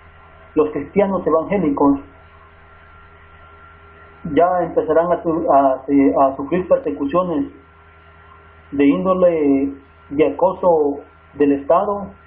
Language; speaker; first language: Spanish; native; Spanish